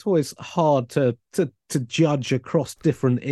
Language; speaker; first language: English; native; English